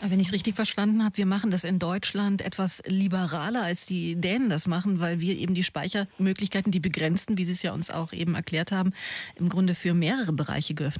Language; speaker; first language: German; native; German